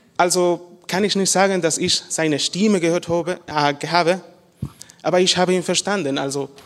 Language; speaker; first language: German; non-native, learner; Spanish